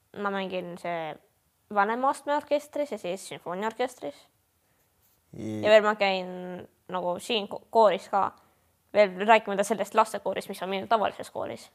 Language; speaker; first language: Estonian; non-native, local second language; Russian